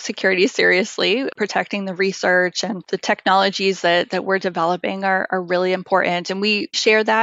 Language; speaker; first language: English; native; English